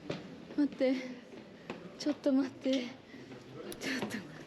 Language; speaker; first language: Japanese; native; Japanese